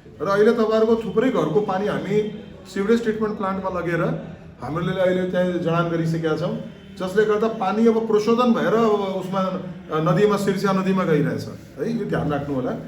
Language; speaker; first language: Nepali; non-native, local second language; Marwari